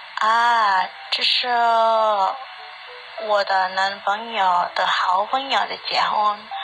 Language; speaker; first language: Chinese; non-native, learner; Indonesian